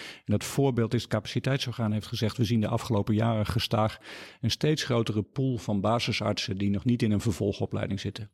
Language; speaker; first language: Dutch; native; Dutch